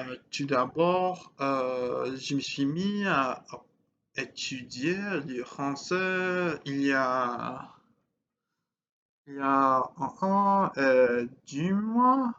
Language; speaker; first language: French; non-native, learner; English